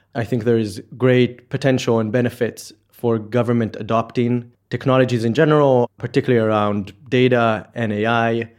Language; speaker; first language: English; non-native, fluent; Hebrew